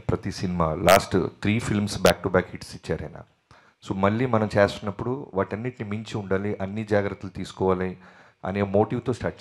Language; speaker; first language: Telugu; native; Telugu